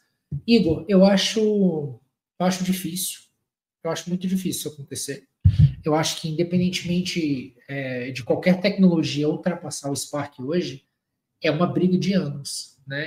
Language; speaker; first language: Portuguese; native; Portuguese